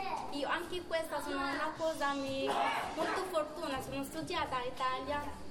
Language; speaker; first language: Italian; non-native, learner; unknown